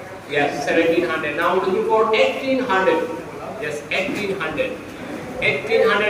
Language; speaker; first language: English; non-native, local second language; Bangla